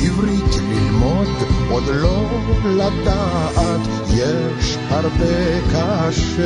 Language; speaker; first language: Hebrew; non-native, learner; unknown